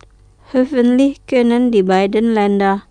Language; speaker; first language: German; non-native, fluent; Indonesian